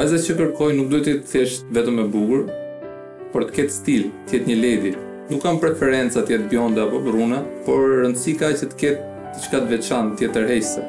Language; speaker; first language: Albanian; early bilingual, heritage; Albanian